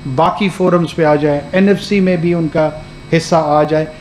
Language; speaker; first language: Urdu; non-native, local second language; Pashto